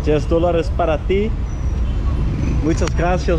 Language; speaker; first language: Spanish; non-native, learner; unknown